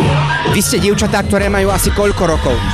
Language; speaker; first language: Slovak; native; Slovak